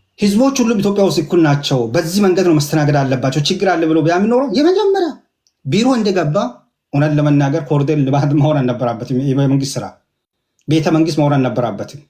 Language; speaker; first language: Amharic; non-native, local second language; Hadiyya